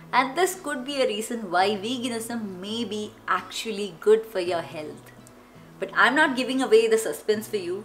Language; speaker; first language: English; non-native, local second language; Malayalam